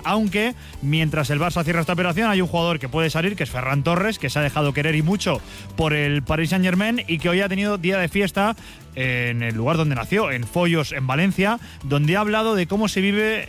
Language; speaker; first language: Spanish; native; Spanish